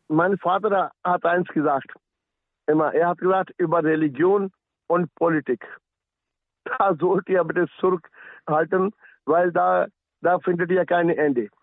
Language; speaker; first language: German; non-native, fluent; Punjabi